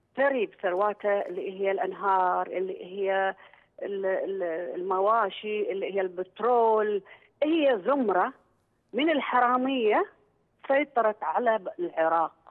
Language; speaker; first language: Arabic; native; Arabic